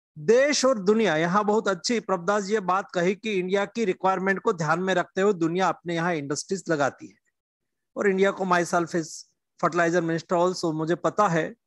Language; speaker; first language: Hindi; non-native, local second language; Gujarati